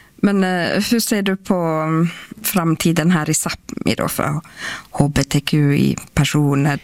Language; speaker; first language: Swedish; non-native, local second language; Northern Sami